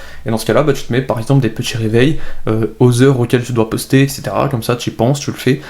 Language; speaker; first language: French; native; French